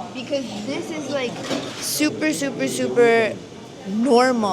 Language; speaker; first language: English; native; English